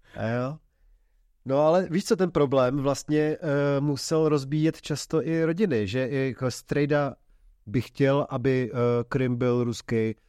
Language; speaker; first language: Czech; native; Czech